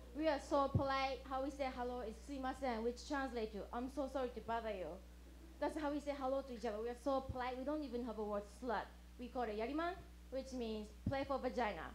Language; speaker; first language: English; non-native, fluent; Japanese